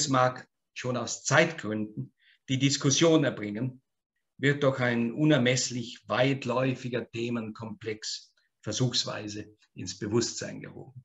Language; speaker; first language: German; native; German